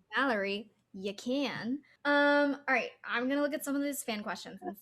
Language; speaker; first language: English; native; English